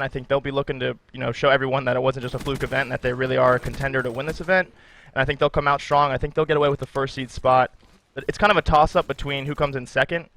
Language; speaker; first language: English; native; English